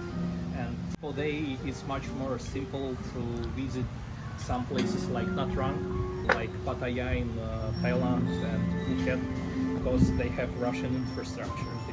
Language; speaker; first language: English; non-native, learner; Russian